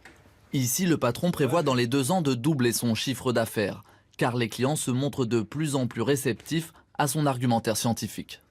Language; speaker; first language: French; native; French